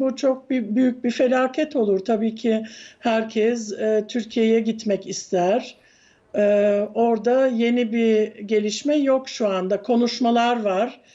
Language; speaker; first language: Turkish; early bilingual, heritage; Turkish